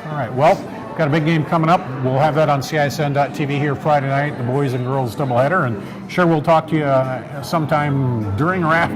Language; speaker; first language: English; native; English